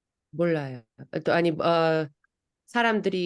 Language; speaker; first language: Korean; early bilingual, heritage; Korean